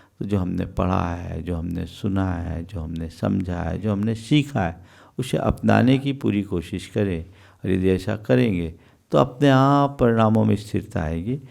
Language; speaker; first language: Hindi; native; Hindi